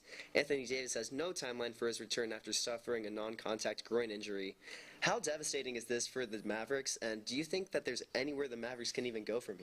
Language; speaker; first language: English; native; English